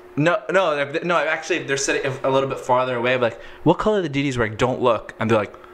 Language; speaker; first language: English; native; English